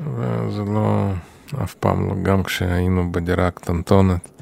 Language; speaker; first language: Hebrew; non-native, fluent; Yiddish